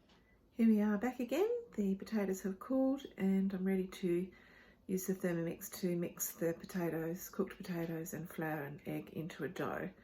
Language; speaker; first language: English; native; English